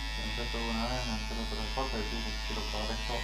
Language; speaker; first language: Spanish; native; Spanish